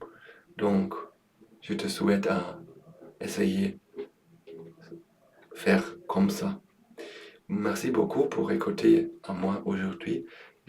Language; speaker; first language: French; non-native, learner; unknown